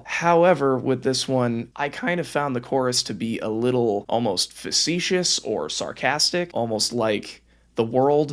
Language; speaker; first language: English; native; English